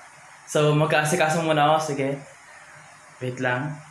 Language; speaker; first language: Filipino; native; Filipino